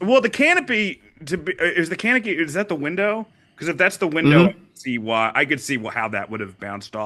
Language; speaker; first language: English; native; English